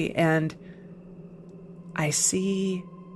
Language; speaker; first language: English; native; English